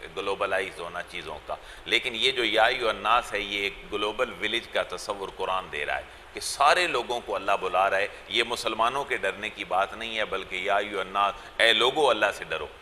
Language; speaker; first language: Urdu; non-native, local second language; Punjabi